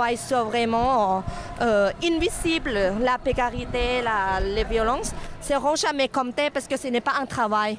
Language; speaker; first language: French; non-native, fluent; Thai